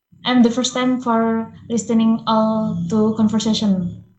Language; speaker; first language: English; non-native, learner; Indonesian